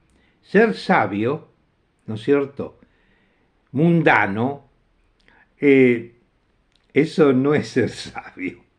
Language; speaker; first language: Spanish; non-native, fluent; Italian